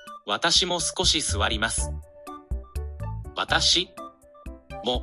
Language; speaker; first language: Japanese; non-native, learner; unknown